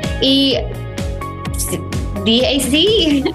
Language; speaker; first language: Spanish; non-native, fluent; English